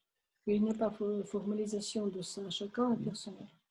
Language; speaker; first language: French; non-native, fluent; Ukrainian